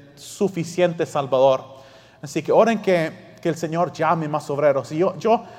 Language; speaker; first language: Spanish; early bilingual, heritage; English